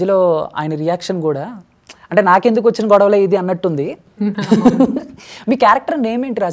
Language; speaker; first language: Telugu; native; Telugu